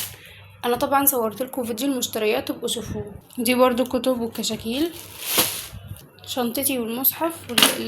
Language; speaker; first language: Arabic; native; Arabic